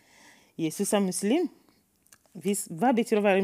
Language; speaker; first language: Norwegian; non-native, fluent; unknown